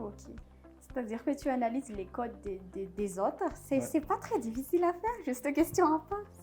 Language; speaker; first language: French; non-native, local second language; Malagasy